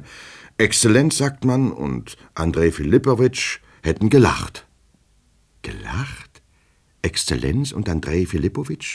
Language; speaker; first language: German; native; German